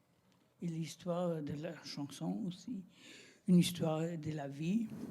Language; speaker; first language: French; non-native, learner; German